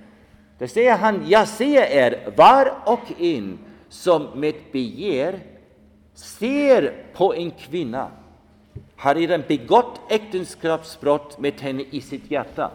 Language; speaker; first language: Swedish; non-native, fluent; German